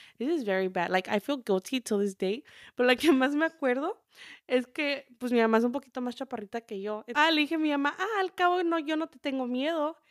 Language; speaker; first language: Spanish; early bilingual, heritage; Spanish